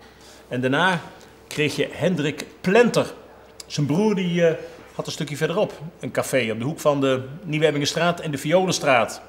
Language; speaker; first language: Dutch; native; Dutch